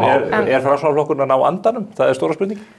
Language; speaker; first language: Icelandic; native; Icelandic